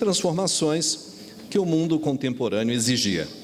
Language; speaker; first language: Portuguese; native; Portuguese